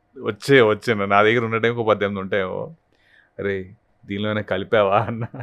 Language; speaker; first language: Telugu; native; Telugu